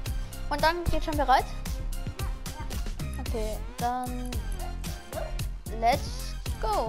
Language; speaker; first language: German; native; German